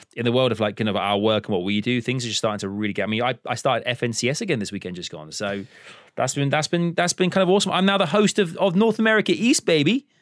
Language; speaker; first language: English; early bilingual, other home language; Polish